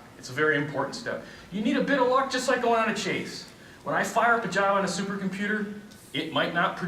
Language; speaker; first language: English; native; English